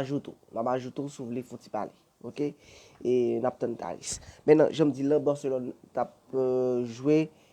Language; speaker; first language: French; non-native, learner; Haitian Creole